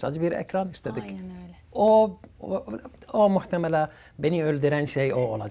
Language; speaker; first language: Turkish; early bilingual, other home language; Arabic